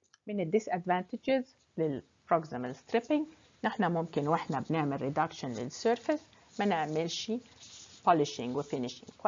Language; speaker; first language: Arabic; native; Arabic